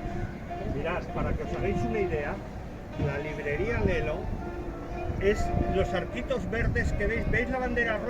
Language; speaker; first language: Spanish; native; Spanish